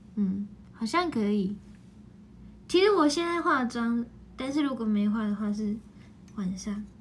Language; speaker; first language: Chinese; non-native, fluent; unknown